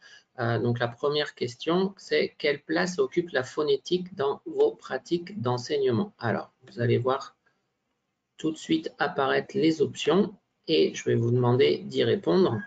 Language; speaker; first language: French; native; French